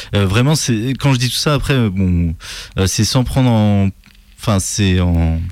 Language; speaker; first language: French; native; French